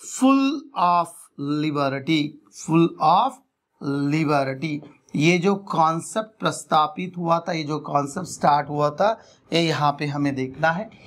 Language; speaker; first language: Hindi; non-native, local second language; Marathi